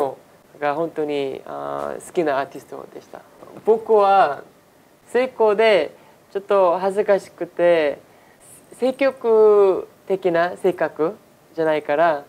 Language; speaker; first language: Japanese; non-native, learner; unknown